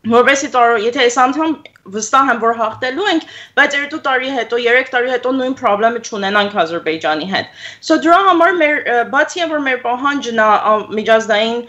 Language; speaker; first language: Armenian; early bilingual, heritage; Armenian